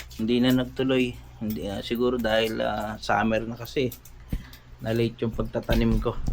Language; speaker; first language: Filipino; native; Filipino